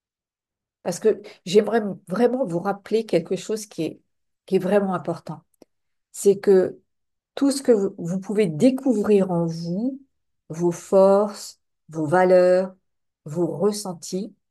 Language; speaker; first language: French; native; French